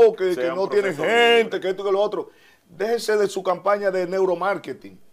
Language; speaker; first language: Spanish; native; Spanish